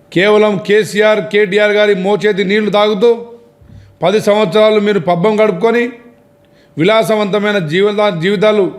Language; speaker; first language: Telugu; non-native, local second language; Lambadi